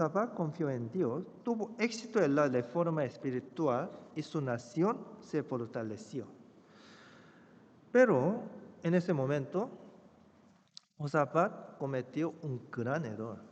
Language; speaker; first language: Spanish; non-native, fluent; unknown